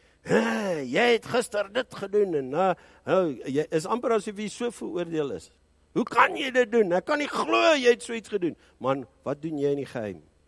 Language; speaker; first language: Afrikaans; early bilingual, heritage; Afrikaans